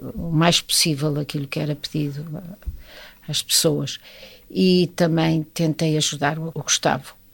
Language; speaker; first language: Portuguese; native; Portuguese